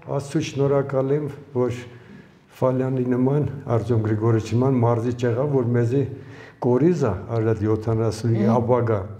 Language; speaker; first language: Armenian; early bilingual, other home language; Ukrainian